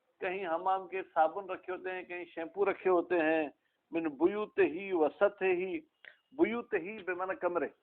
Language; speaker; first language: Urdu; non-native, local second language; Sindhi